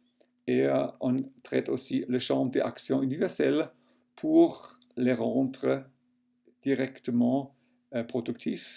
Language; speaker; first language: French; non-native, local second language; German